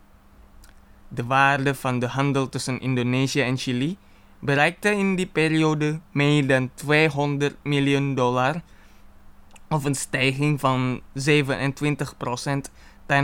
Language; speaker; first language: Dutch; non-native, fluent; Indonesian